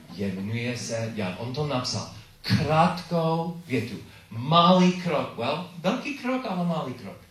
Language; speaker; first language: Czech; non-native, learner; English